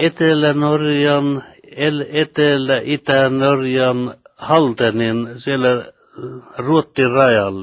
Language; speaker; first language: Finnish; early bilingual, heritage; Finnish